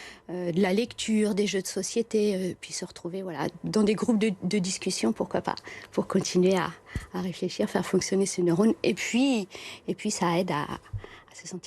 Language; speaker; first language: French; native; French